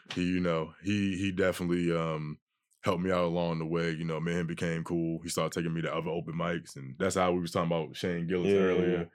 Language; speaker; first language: English; native; English